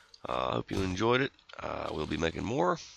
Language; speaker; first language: English; native; English